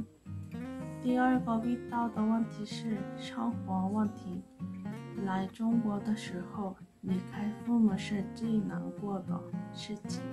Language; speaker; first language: Chinese; non-native, learner; Korean